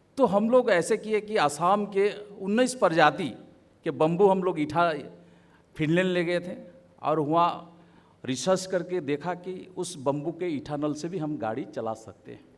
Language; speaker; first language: Hindi; non-native, local second language; Assamese